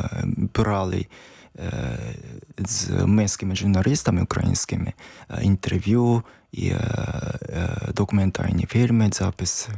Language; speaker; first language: Ukrainian; non-native, learner; Japanese